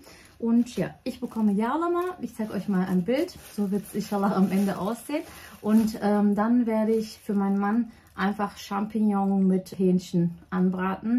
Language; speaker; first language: German; early bilingual, other home language; Turkish